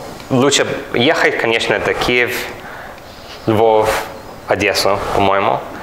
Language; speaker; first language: Russian; non-native, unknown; English